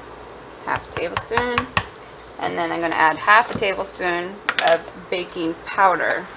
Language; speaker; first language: English; native; English